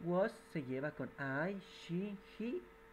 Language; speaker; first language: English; non-native, fluent; Spanish